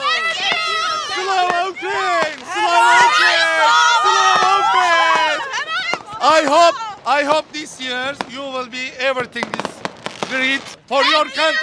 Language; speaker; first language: English; non-native, learner; Turkish